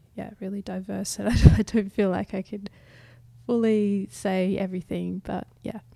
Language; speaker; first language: English; native; English